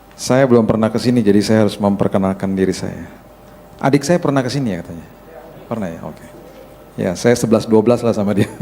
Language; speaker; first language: Indonesian; native; Indonesian